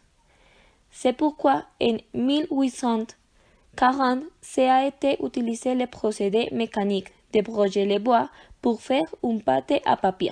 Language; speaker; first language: French; non-native, learner; Spanish